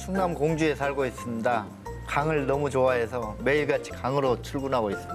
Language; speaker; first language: Korean; native; Korean